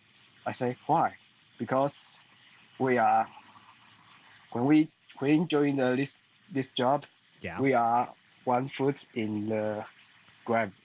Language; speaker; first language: English; non-native, learner; Chinese